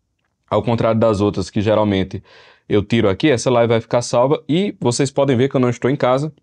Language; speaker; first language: Portuguese; native; Portuguese